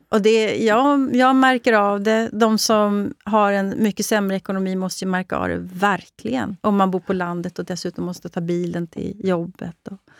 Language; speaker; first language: Swedish; native; Swedish